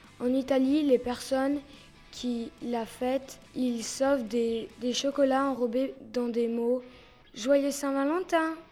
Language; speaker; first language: French; early bilingual, heritage; French